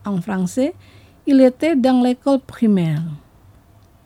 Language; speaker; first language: French; non-native, fluent; Indonesian